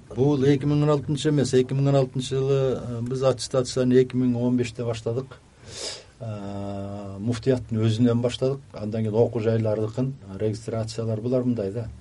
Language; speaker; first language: Kyrgyz; native; Kyrgyz